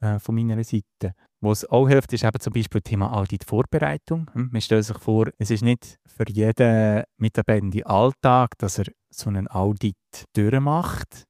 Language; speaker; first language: German; native; German